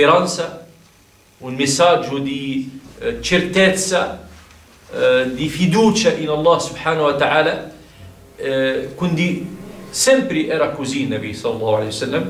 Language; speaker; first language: Italian; non-native, fluent; Arabic